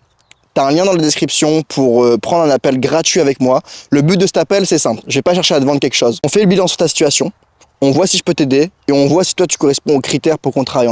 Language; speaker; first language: French; native; French